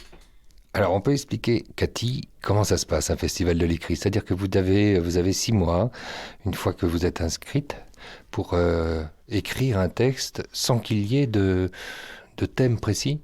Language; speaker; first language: French; native; French